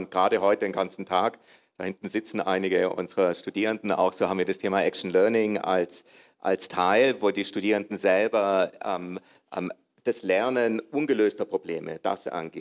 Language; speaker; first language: German; native; German